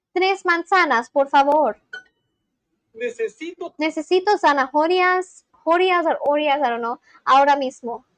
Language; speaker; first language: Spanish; non-native, learner; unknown